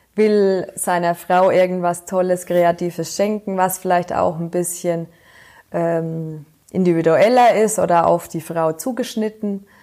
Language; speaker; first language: German; native; German